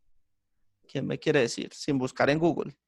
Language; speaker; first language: Spanish; native; Spanish